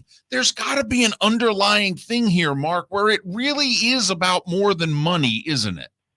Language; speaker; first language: English; native; English